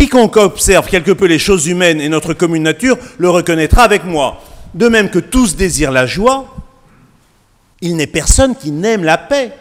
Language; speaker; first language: French; native; French